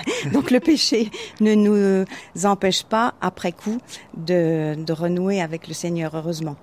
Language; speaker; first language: French; native; French